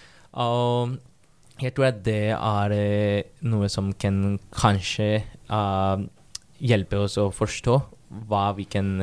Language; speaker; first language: Norwegian; non-native, fluent; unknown